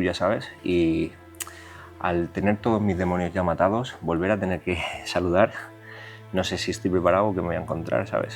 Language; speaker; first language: Spanish; native; Spanish